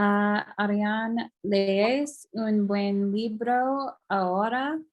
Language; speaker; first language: Spanish; non-native, learner; English